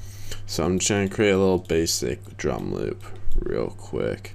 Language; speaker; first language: English; native; English